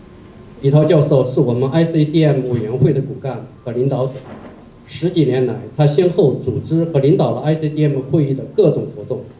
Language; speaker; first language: Chinese; native; Chinese